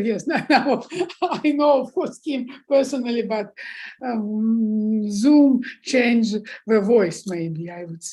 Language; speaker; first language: English; non-native, fluent; Russian